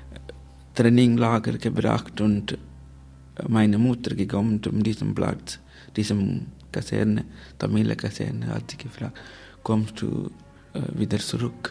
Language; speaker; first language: German; non-native, learner; Tamil